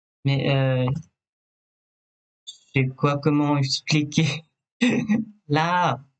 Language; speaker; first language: French; non-native, fluent; Thai